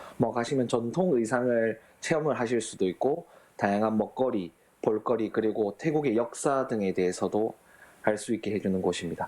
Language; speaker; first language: Korean; native; Korean